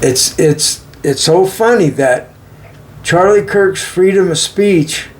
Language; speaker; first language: English; native; English